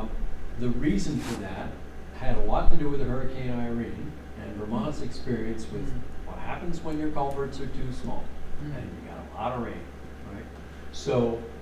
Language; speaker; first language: English; native; English